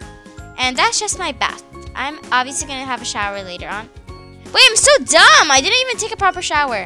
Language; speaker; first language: English; native; English